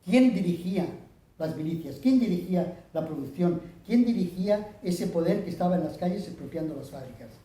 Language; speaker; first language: Spanish; non-native, local second language; Catalan